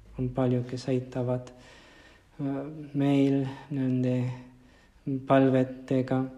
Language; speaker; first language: Estonian; non-native, fluent; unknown